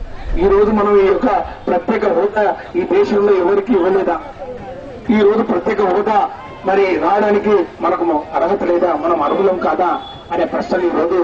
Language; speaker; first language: Telugu; native; Telugu